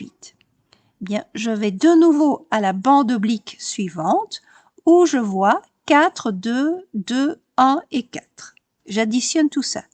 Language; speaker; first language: French; native; French